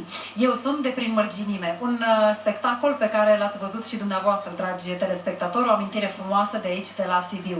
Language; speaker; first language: Romanian; native; Romanian